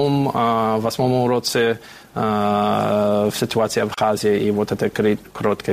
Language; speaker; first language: Ukrainian; non-native, fluent; English